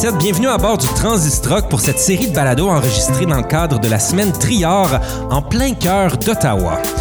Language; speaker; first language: French; native; French